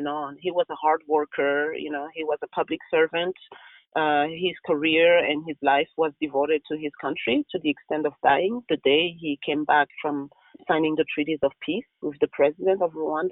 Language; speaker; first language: English; non-native, local second language; Kinyarwanda